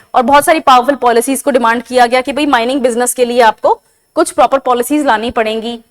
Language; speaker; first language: Hindi; native; Hindi